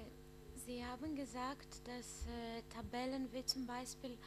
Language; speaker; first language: German; non-native, learner; Greek